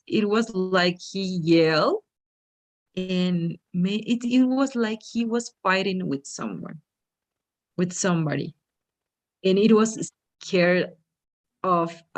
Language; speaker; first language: English; non-native, fluent; Spanish